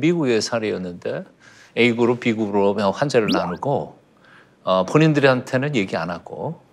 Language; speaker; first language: Korean; native; Korean